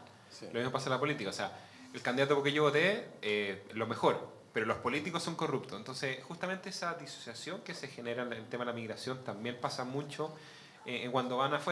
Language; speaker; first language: Spanish; native; Spanish